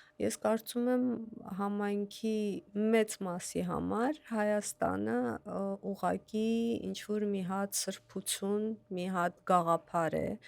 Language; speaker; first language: Armenian; native; Armenian